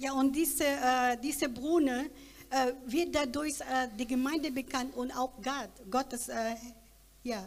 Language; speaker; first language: German; non-native, learner; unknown